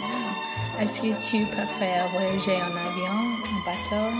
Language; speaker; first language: French; non-native, learner; Spanish